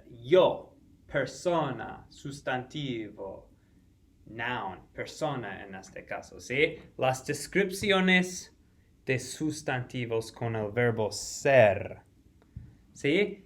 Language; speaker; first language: Spanish; non-native, fluent; English